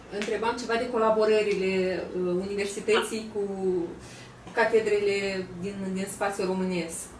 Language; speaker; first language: Romanian; native; Romanian